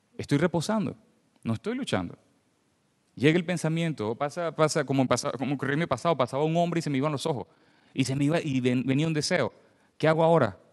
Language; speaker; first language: Spanish; native; Spanish